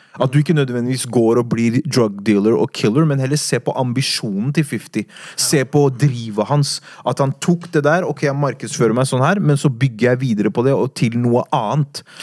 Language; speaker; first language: Norwegian; native; Norwegian